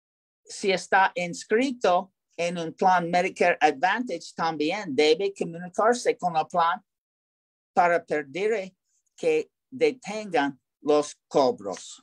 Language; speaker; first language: Spanish; non-native, learner; English